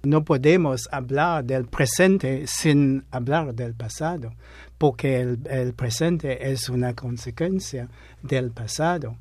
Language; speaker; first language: Spanish; non-native, fluent; English